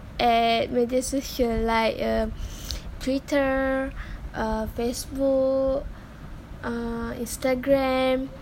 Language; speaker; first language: English; non-native, learner; Malay